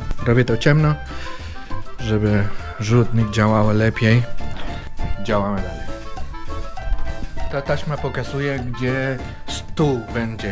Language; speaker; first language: Polish; non-native, learner; Spanish